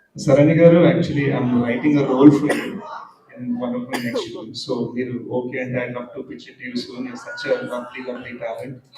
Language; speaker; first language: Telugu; early bilingual, heritage; Telugu